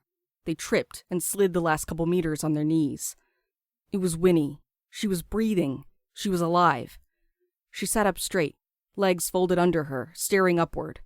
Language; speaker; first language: English; native; English